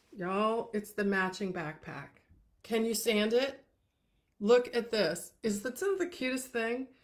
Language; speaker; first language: English; native; English